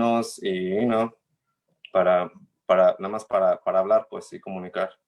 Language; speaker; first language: Spanish; early bilingual, heritage; Spanish